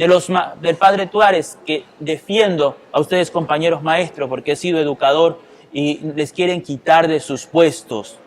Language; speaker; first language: Spanish; native; Spanish